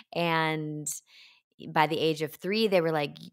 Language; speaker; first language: English; native; English